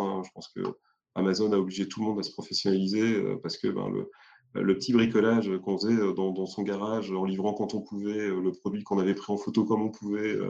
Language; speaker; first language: French; native; French